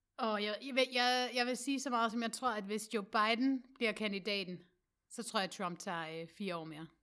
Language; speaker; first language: Danish; native; Danish